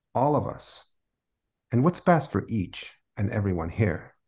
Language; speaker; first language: English; early bilingual, other home language; Spanish